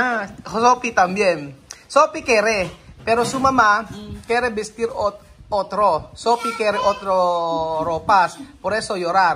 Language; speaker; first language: Spanish; non-native, learner; Filipino